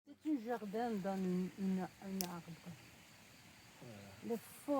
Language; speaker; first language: French; non-native, learner; Dutch